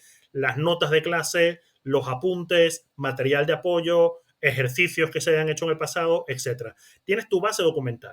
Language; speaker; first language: Spanish; native; Spanish